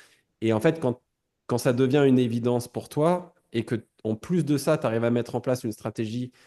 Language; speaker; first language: French; native; French